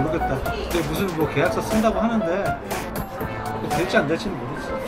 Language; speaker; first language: Korean; native; Korean